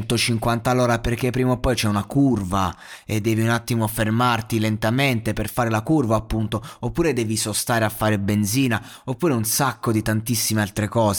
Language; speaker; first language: Italian; native; Italian